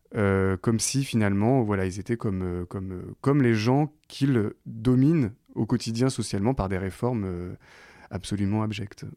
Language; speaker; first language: French; native; French